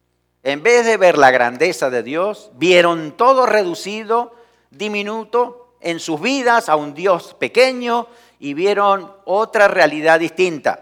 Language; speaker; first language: Spanish; native; Spanish